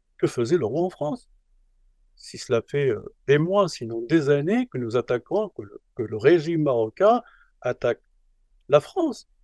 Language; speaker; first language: French; non-native, local second language; Arabic